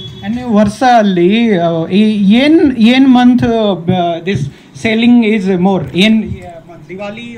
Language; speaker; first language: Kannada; non-native, learner; Hindi